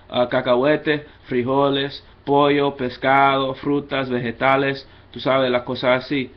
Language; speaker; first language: Spanish; non-native, fluent; English